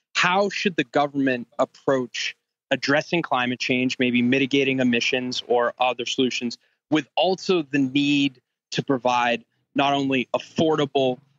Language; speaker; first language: English; native; English